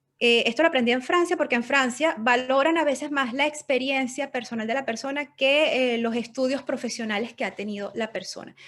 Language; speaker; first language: Spanish; native; Spanish